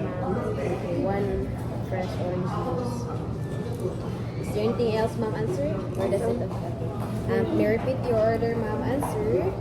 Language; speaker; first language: English; non-native, local second language; Cebuano